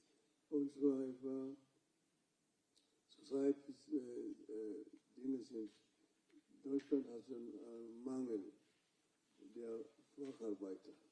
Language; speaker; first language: German; non-native, fluent; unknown